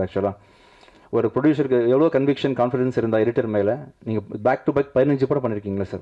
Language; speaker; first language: Tamil; native; Tamil